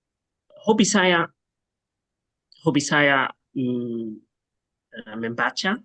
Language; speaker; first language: Indonesian; non-native, learner; Arabic